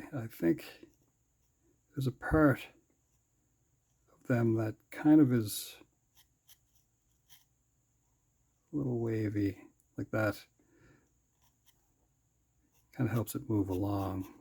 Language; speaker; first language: English; native; English